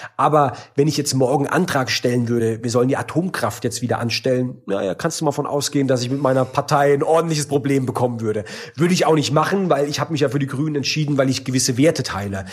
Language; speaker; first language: German; native; German